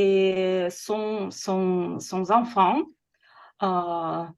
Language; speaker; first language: French; non-native, fluent; Russian